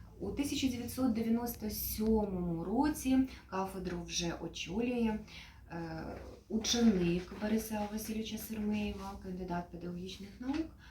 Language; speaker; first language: Ukrainian; native; Ukrainian